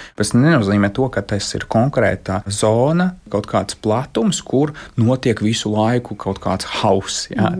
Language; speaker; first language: Latvian; non-native, local second language; Russian